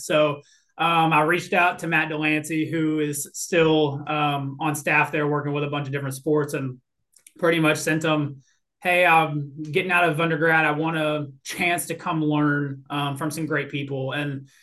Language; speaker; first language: English; native; English